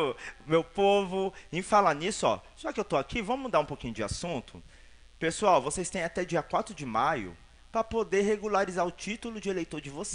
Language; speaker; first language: Portuguese; native; Portuguese